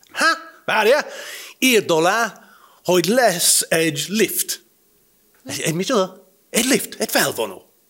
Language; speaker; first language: Hungarian; non-native, fluent; English